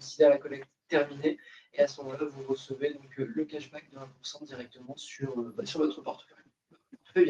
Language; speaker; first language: French; native; French